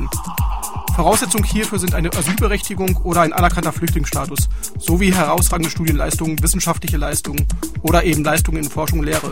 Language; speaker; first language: German; native; German